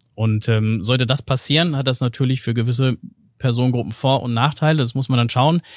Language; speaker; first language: German; native; German